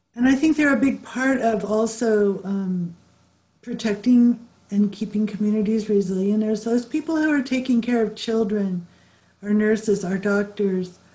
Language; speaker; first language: English; native; English